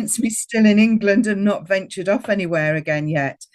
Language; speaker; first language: English; native; English